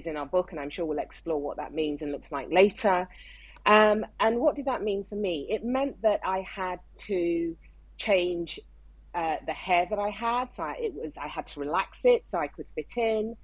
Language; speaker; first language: English; non-native, local second language; Yoruba